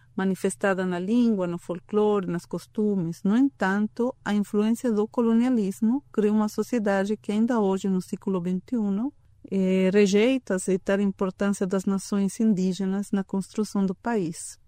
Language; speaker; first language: Portuguese; non-native, fluent; Spanish